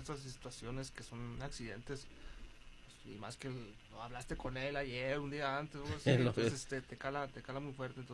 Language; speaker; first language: Spanish; native; Spanish